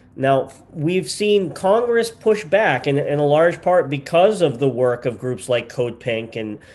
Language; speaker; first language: English; native; English